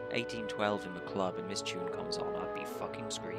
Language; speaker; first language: English; native; English